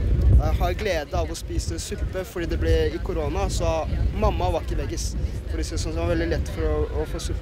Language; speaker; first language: Norwegian; native; Norwegian